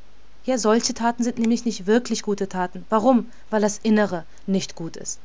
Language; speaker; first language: German; native; German